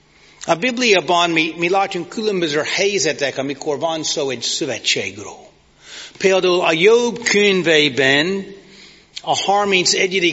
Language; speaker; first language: Hungarian; non-native, fluent; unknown